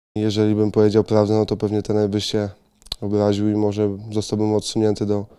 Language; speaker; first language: Polish; native; Polish